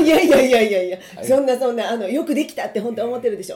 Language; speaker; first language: Japanese; native; Japanese